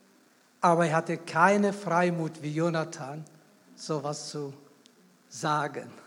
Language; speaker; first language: German; non-native, fluent; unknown